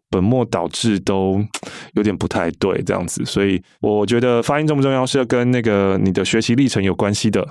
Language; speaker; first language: Chinese; native; Chinese